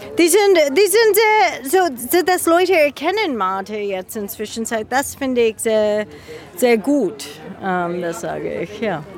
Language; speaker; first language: German; non-native, fluent; English